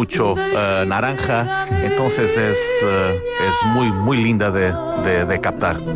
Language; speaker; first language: Spanish; non-native, fluent; Portuguese